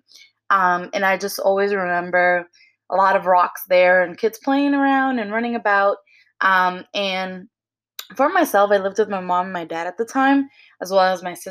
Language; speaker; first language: English; early bilingual, other home language; Spanish